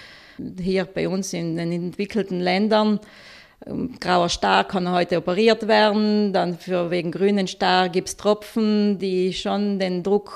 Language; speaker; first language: German; native; German